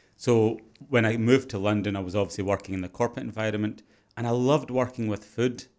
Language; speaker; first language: English; early bilingual, other home language; Urdu